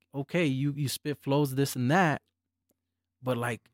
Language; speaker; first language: English; early bilingual, other home language; Spanish